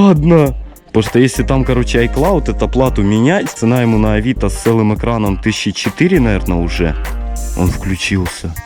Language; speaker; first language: Russian; native; Russian